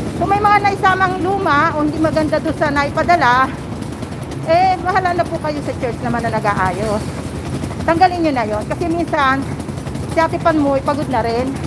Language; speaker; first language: Filipino; native; Filipino